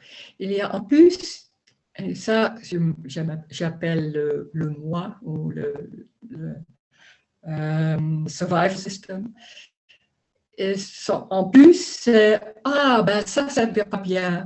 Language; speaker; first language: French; non-native, learner; Dutch